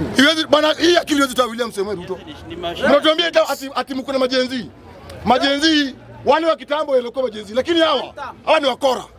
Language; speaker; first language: Swahili; non-native, local second language; Luo (Kenya and Tanzania)